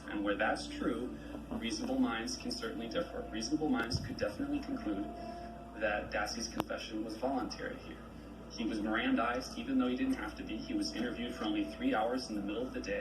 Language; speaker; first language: English; native; English